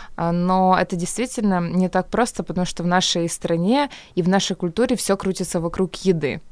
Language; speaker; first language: Russian; native; Russian